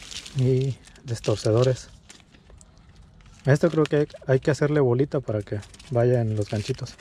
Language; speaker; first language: Spanish; native; Spanish